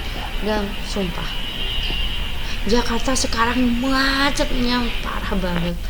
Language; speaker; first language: Indonesian; non-native, local second language; Javanese